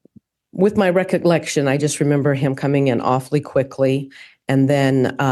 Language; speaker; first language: English; native; English